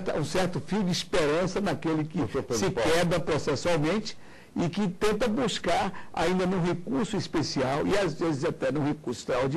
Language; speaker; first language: Portuguese; native; Portuguese